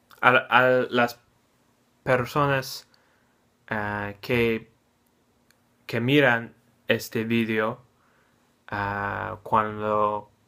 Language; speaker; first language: Spanish; non-native, learner; English